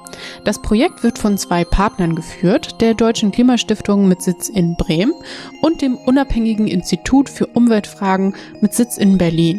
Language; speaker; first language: German; native; German